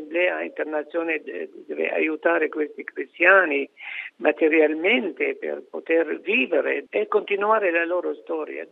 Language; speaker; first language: Italian; non-native, fluent; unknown